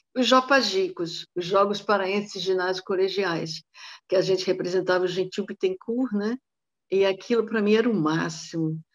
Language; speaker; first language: Portuguese; native; Portuguese